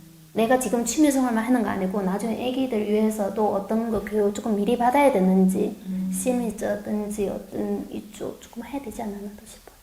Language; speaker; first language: Korean; non-native, learner; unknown